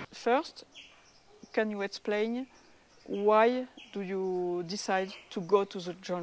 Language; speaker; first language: English; non-native, learner; French